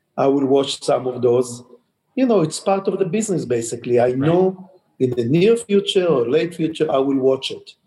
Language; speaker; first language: English; non-native, fluent; Hebrew